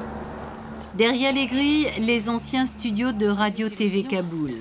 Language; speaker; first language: French; native; French